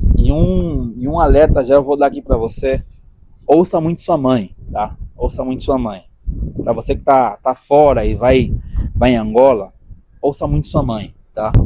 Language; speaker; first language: Portuguese; native; Portuguese